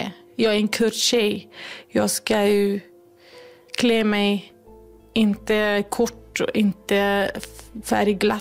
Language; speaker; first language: Swedish; non-native, fluent; Kurdish